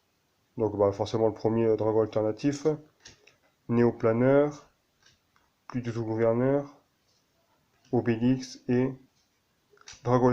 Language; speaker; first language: French; native; French